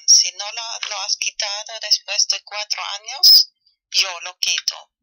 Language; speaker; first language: Spanish; non-native, learner; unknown